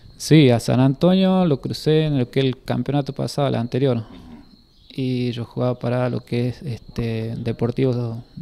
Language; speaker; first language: Spanish; native; Spanish